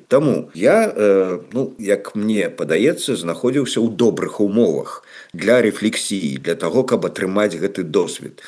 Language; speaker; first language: Belarusian; non-native, local second language; Russian